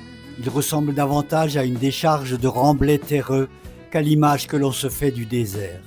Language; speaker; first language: French; native; French